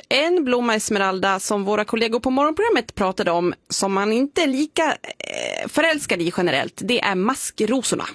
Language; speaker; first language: Swedish; native; Swedish